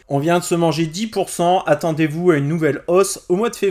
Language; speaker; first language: French; native; French